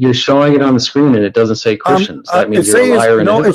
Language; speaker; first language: English; native; English